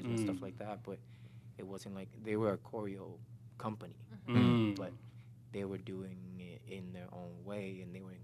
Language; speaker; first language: English; non-native, fluent; Spanish